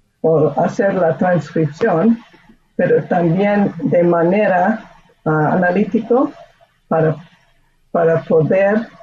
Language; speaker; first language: Spanish; non-native, fluent; English